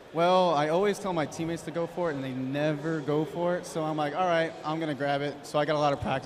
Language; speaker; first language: English; native; English